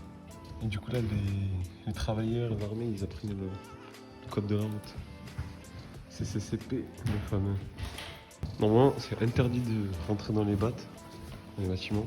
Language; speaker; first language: French; native; French